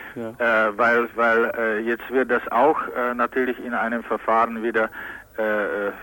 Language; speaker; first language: German; non-native, fluent; Czech